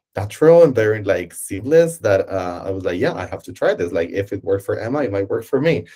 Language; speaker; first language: English; non-native, fluent; Spanish